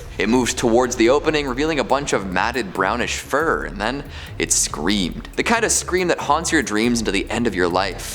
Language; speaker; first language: English; native; English